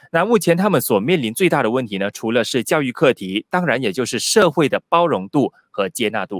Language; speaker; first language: Chinese; native; Chinese